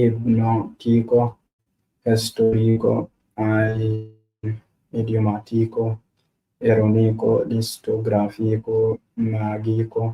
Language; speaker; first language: Spanish; non-native, learner; Arabic